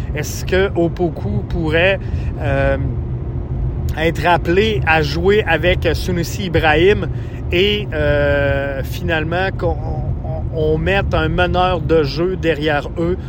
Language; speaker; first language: French; native; French